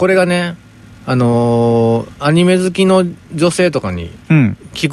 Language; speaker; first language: Japanese; native; Japanese